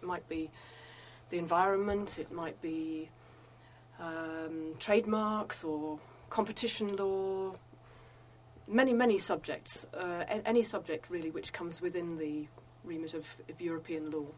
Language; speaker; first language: English; native; English